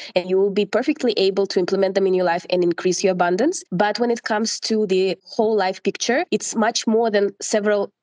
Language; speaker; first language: English; non-native, fluent; Russian